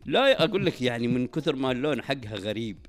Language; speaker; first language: Arabic; native; Arabic